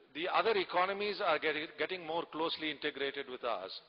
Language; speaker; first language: English; non-native, local second language; Tamil